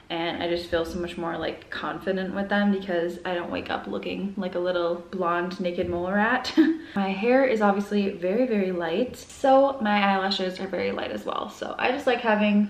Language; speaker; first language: English; native; English